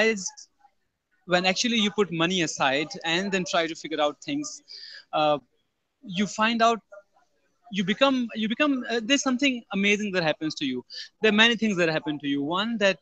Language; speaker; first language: English; non-native, local second language; Hindi